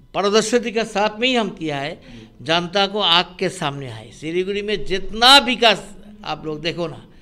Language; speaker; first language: Hindi; non-native, local second language; Bangla